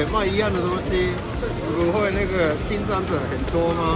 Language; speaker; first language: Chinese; non-native, learner; Japanese